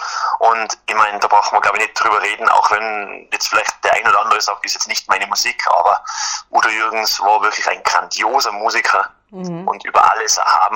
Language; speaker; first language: German; native; German